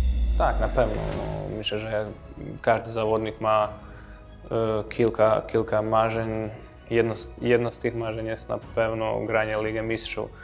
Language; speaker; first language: Polish; non-native, fluent; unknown